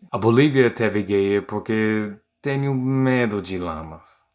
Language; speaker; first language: Portuguese; non-native, learner; English